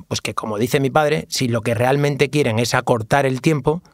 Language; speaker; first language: Spanish; native; Spanish